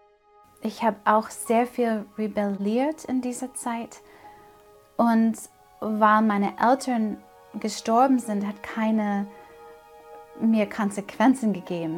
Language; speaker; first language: German; non-native, fluent; English